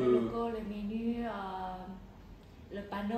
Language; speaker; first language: French; non-native, fluent; Thai